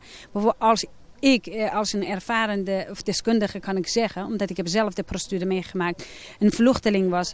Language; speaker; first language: Dutch; non-native, fluent; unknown